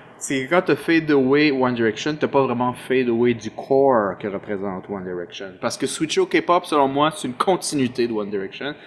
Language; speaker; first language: French; early bilingual, other home language; Spanish